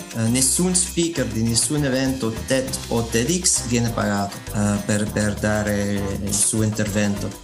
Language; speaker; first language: Italian; non-native, fluent; Dutch